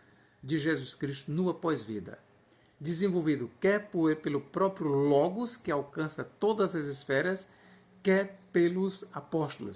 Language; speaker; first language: Portuguese; native; Portuguese